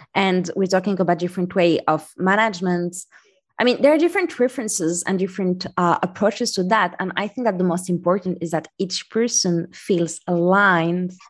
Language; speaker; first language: English; non-native, fluent; Arabic